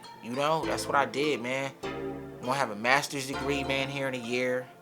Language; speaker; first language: English; early bilingual, other home language; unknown